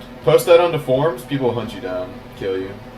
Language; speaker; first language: English; native; English